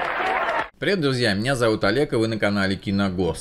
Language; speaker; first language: Russian; native; Russian